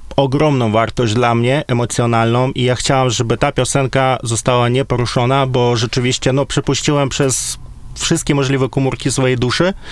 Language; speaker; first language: Polish; non-native, fluent; Ukrainian